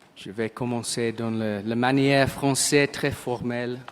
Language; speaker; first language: French; non-native, fluent; English